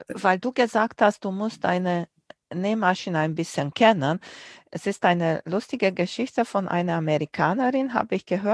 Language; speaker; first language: German; non-native, fluent; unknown